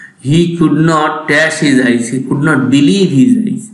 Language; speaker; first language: English; non-native, local second language; Bangla